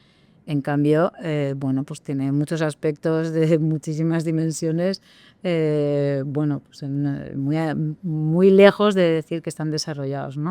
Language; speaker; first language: Spanish; native; Spanish